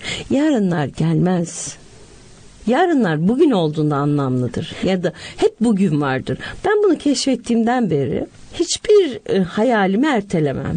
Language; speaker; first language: Turkish; native; Turkish